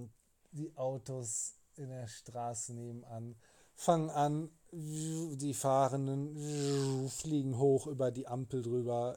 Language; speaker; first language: German; native; German